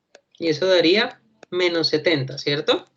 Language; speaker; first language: Spanish; native; Spanish